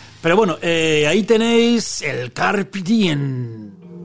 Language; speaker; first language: Spanish; native; Spanish